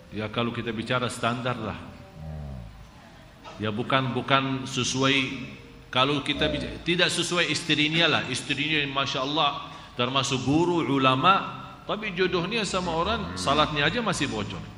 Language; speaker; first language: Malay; non-native, fluent; Arabic